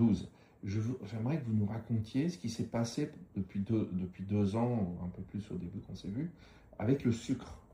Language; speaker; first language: French; native; French